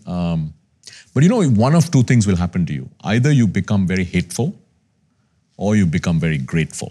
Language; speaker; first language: English; non-native, local second language; Tamil